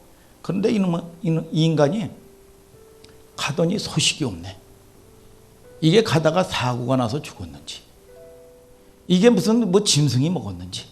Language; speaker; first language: Korean; native; Korean